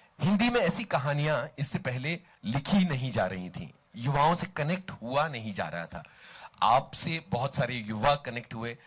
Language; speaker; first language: Hindi; native; Hindi